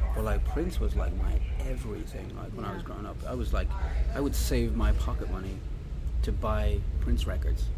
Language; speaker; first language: English; native; English